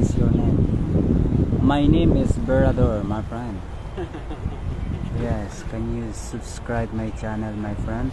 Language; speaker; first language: English; non-native, learner; Filipino